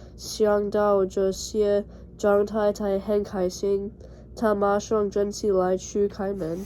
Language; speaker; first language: Chinese; non-native, learner; English